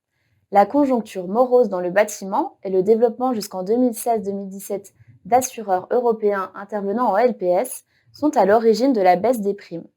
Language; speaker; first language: French; native; French